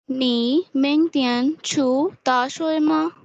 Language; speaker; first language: Chinese; non-native, learner; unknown